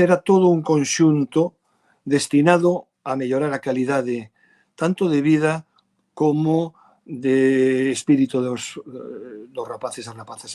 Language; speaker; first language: Galician; non-native, local second language; Spanish